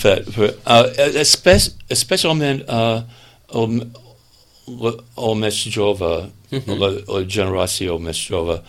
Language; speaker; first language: Catalan; non-native, learner; English